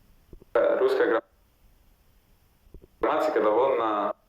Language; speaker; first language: Russian; non-native, fluent; Italian